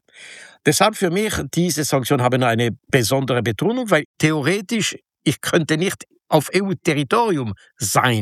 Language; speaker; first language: German; non-native, local second language; French